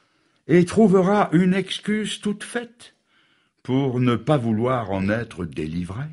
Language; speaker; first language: French; native; French